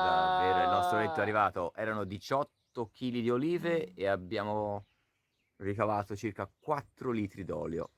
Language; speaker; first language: Italian; native; Italian